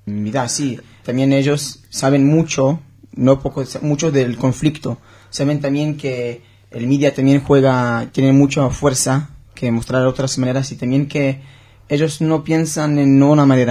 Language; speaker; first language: Spanish; non-native, learner; Hebrew